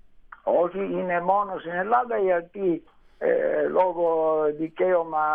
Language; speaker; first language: Greek; non-native, learner; Italian